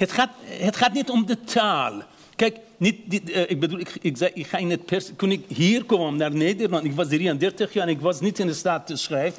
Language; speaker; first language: Dutch; non-native, fluent; Persian